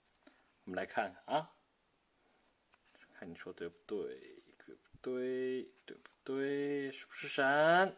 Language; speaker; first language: Chinese; native; Chinese